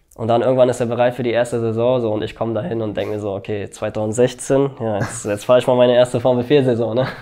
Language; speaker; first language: German; early bilingual, other home language; Albanian